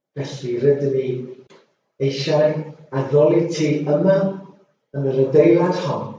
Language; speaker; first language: Welsh; non-native, local second language; English